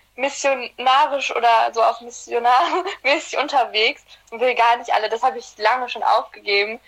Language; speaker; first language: German; early bilingual, other home language; Turkish